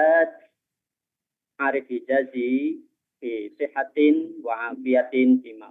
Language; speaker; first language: Arabic; non-native, fluent; Indonesian